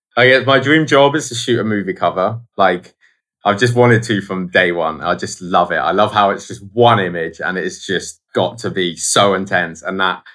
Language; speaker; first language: English; native; English